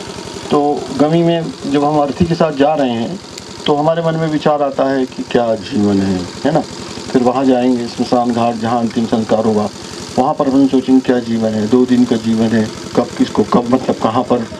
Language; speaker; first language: Hindi; native; Hindi